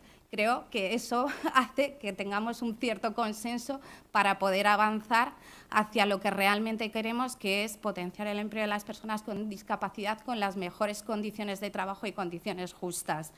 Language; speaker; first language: Spanish; native; Spanish